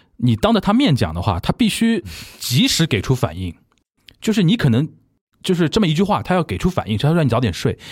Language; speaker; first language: Chinese; native; Chinese